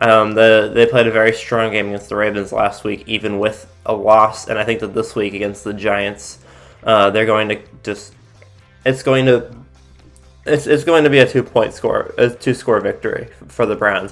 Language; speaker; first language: English; native; English